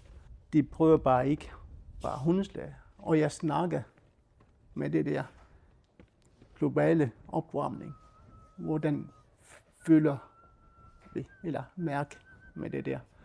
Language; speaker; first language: Danish; non-native, local second language; Kalaallisut